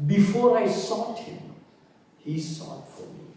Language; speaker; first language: English; non-native, local second language; Gujarati